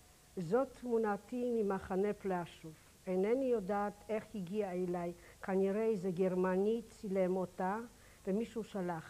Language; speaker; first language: Hebrew; non-native, fluent; Polish